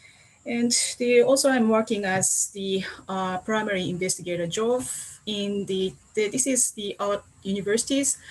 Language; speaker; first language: English; non-native, fluent; Japanese